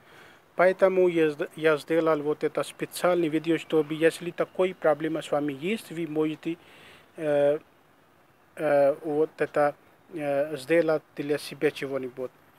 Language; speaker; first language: Russian; non-native, learner; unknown